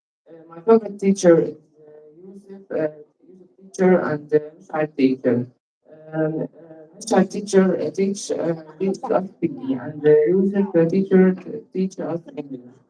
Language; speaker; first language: English; non-native, learner; Arabic